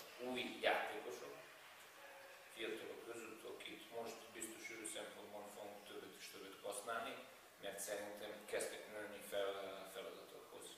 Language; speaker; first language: Hungarian; non-native, learner; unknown